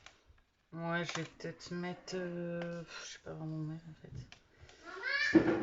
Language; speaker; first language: French; native; French